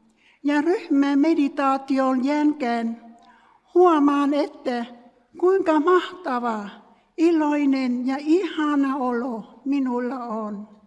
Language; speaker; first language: Finnish; non-native, learner; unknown